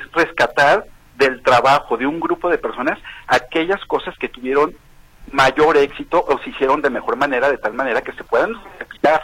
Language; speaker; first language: Spanish; native; Spanish